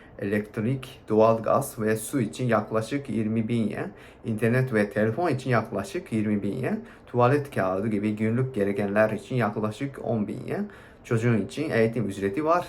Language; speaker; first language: Turkish; non-native, fluent; Japanese